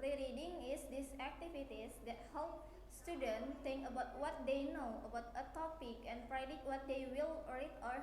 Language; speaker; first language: English; non-native, learner; Indonesian